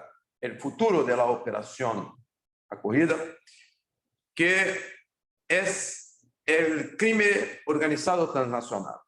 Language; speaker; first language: Spanish; non-native, fluent; Portuguese